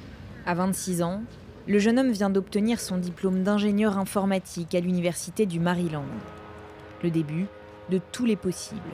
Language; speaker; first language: French; native; French